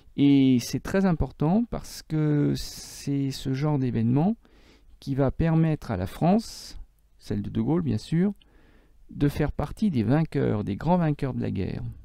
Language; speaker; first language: French; native; French